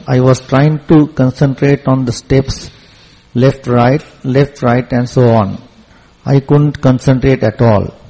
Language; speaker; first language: English; non-native, local second language; Sinhala